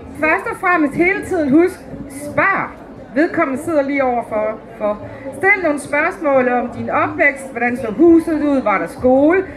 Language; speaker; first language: Danish; native; Danish